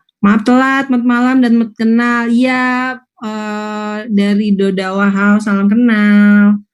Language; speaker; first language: Indonesian; native; Indonesian